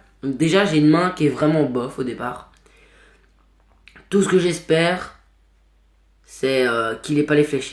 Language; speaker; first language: French; native; French